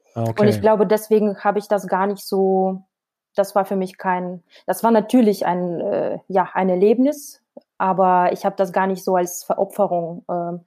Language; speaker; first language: German; non-native, fluent; Russian